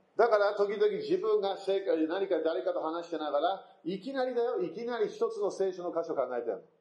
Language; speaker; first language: Japanese; non-native, fluent; English